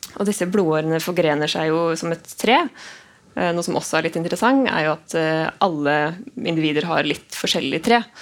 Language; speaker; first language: Norwegian; native; Norwegian